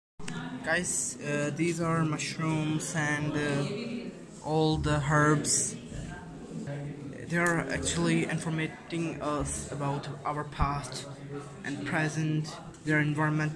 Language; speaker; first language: English; non-native, local second language; Urdu